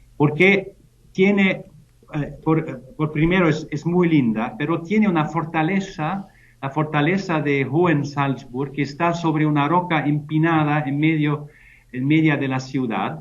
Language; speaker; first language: Spanish; non-native, fluent; German